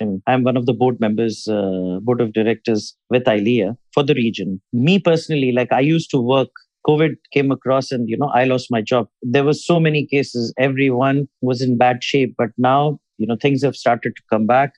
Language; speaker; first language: English; non-native, local second language; Urdu